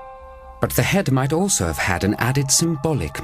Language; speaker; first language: English; native; English